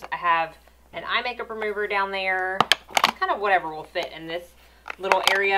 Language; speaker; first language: English; native; English